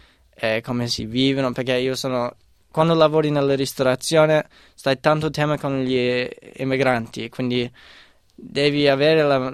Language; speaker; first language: Italian; non-native, fluent; English